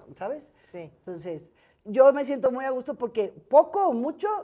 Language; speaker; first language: Spanish; native; Spanish